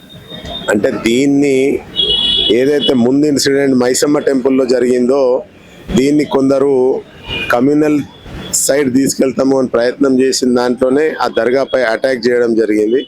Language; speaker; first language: Telugu; native; Telugu